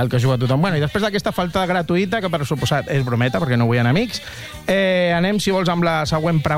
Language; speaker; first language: Catalan; native; Catalan